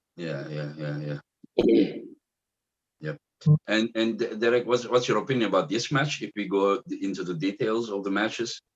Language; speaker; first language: English; non-native, fluent; Turkish